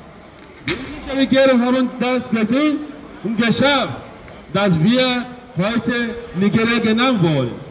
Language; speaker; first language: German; non-native, learner; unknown